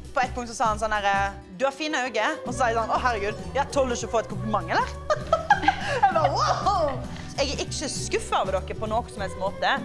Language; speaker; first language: Norwegian; native; Norwegian